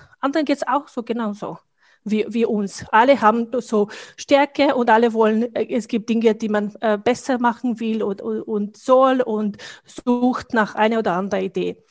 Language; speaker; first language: German; non-native, fluent; Bosnian